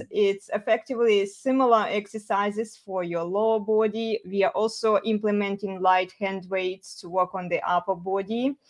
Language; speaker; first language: English; non-native, fluent; Russian